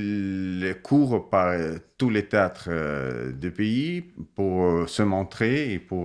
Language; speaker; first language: French; non-native, fluent; Russian